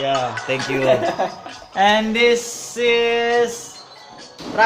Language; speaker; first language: English; non-native, learner; Indonesian